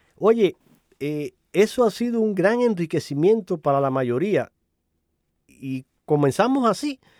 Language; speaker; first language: Spanish; native; Spanish